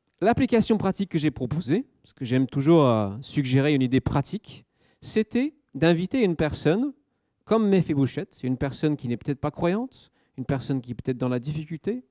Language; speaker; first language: French; native; French